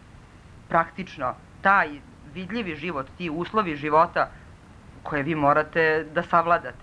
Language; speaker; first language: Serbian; early bilingual, other home language; Russian